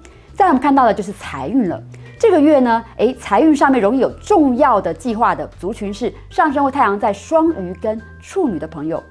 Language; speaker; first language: Chinese; native; Chinese